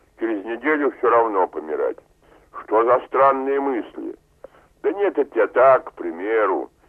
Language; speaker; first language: Russian; native; Russian